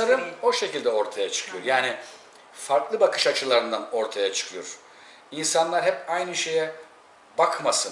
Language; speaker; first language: Turkish; native; Turkish